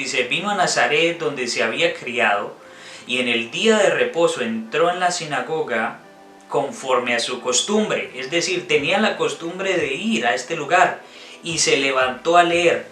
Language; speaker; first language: Spanish; native; Spanish